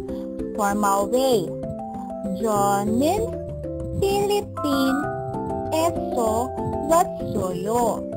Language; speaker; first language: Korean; non-native, learner; Filipino